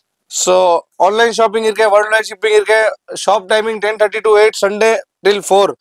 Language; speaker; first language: Tamil; non-native, local second language; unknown